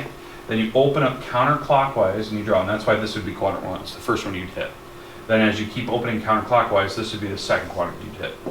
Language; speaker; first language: English; native; English